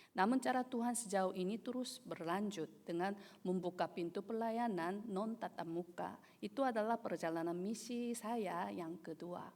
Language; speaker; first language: Indonesian; non-native, fluent; Korean